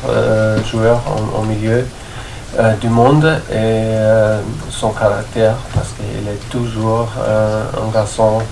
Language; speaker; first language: French; non-native, fluent; German